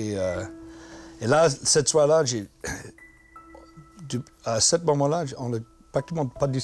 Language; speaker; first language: French; non-native, fluent; English